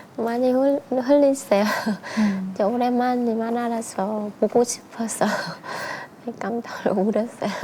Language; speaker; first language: Korean; non-native, learner; Vietnamese